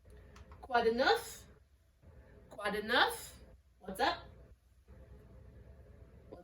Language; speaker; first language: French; non-native, fluent; English